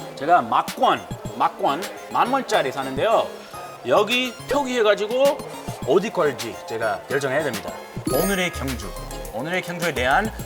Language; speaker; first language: Korean; non-native, fluent; English